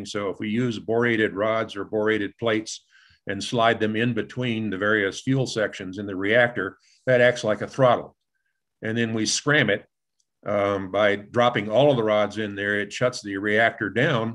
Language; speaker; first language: English; native; English